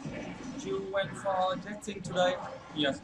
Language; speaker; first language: English; non-native, learner; Vietnamese